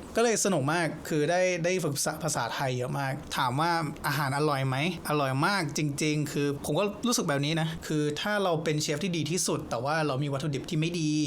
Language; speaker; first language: Thai; non-native, fluent; English